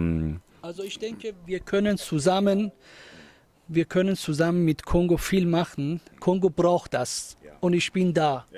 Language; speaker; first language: German; non-native, fluent; Persian